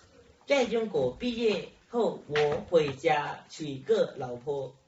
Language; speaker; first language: Chinese; non-native, learner; Hmong